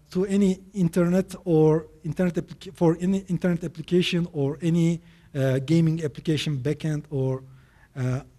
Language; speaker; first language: English; non-native, fluent; Turkish